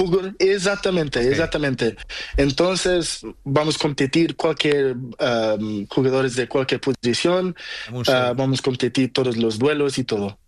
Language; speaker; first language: Spanish; non-native, learner; Portuguese